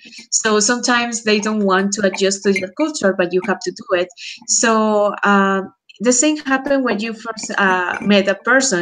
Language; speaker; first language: English; non-native, fluent; Spanish